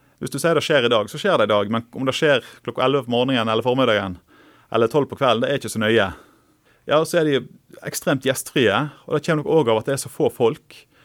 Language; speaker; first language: Norwegian; native; Norwegian